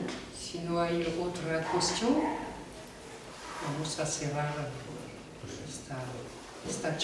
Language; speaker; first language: Spanish; non-native, fluent; French